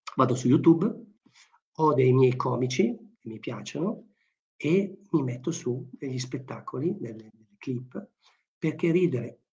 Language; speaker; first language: Italian; native; Italian